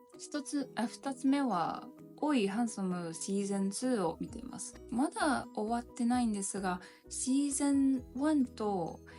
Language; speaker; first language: Japanese; non-native, learner; Chinese